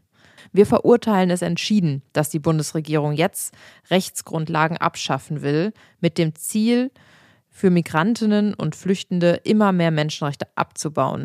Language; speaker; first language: German; native; German